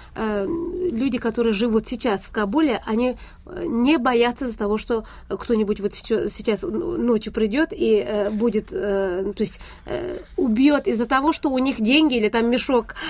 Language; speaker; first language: Russian; non-native, fluent; Pashto